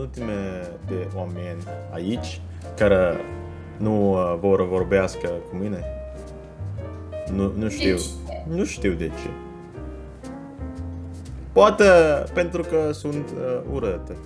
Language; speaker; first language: Romanian; non-native, learner; Indonesian